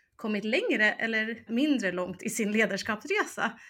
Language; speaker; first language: Swedish; early bilingual, heritage; Swedish